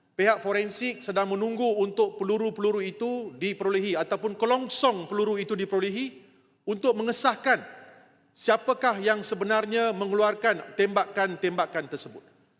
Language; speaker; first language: Malay; non-native, local second language; Tamil